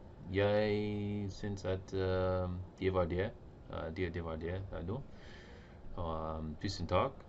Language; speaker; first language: Norwegian; non-native, learner; English